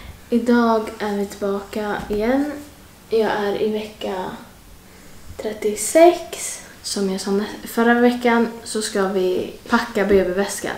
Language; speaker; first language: Swedish; native; Swedish